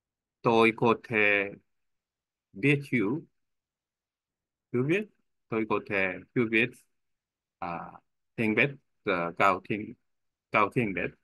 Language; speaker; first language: Vietnamese; non-native, learner; Korean